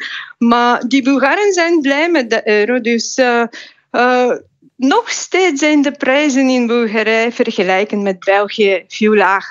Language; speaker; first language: Dutch; non-native, fluent; Bulgarian